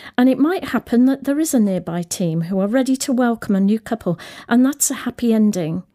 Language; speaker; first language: English; native; English